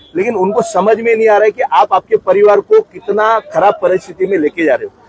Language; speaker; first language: Hindi; non-native, local second language; Marathi